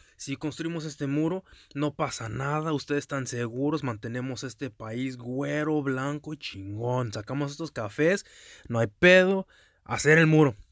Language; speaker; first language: Spanish; early bilingual, heritage; Spanish